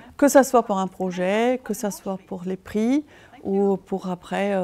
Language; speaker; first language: French; non-native, fluent; German